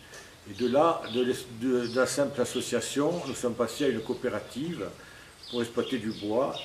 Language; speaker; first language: French; native; French